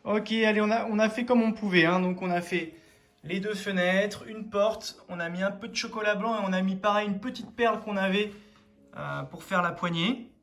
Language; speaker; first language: French; native; French